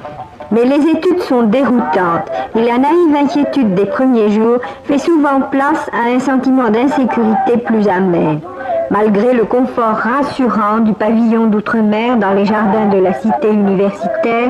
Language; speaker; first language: French; native; French